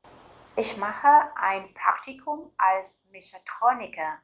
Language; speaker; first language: German; non-native, fluent; Vietnamese